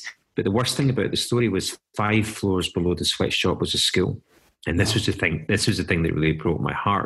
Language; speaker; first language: English; native; English